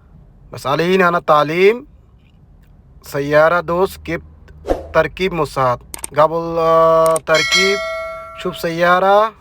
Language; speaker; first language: Arabic; non-native, learner; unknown